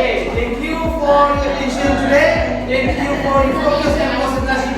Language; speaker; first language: English; non-native, learner; Indonesian